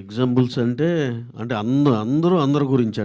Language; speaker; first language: Telugu; native; Telugu